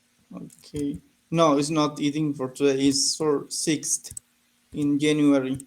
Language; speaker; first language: English; non-native, learner; Spanish